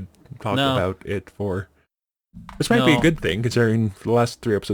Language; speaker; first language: English; native; English